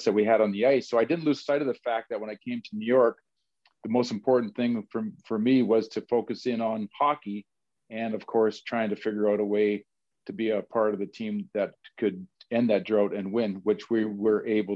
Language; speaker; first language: English; native; English